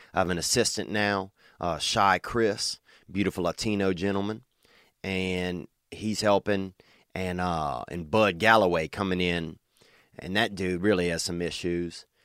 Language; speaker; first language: English; native; English